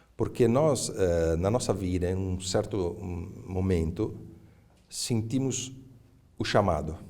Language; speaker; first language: Portuguese; early bilingual, other home language; Italian